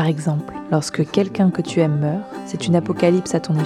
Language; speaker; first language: French; native; French